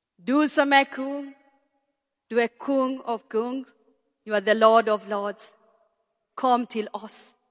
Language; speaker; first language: Swedish; non-native, fluent; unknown